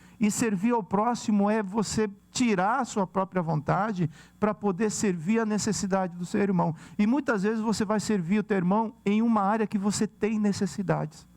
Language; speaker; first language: Portuguese; native; Portuguese